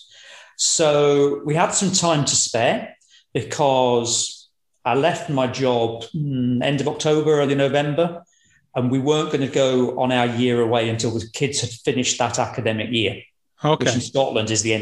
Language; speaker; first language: English; native; English